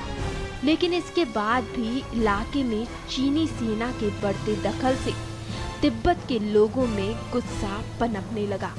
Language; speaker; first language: Hindi; native; Hindi